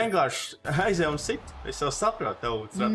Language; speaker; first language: Latvian; native; Latvian